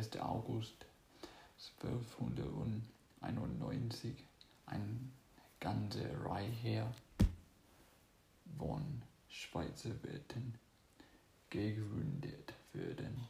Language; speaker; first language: German; non-native, fluent; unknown